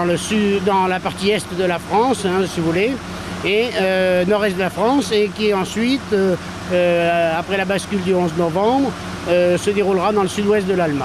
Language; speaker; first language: French; native; French